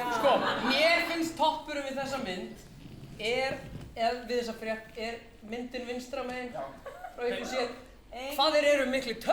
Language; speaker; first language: Icelandic; non-native, fluent; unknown